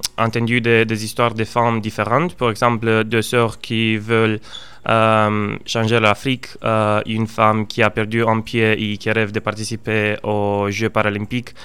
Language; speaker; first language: French; non-native, learner; Romanian